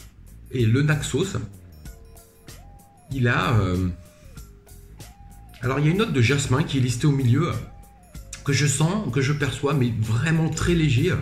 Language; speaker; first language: French; native; French